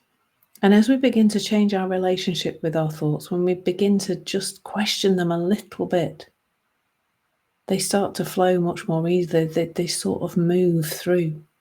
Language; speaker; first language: English; native; English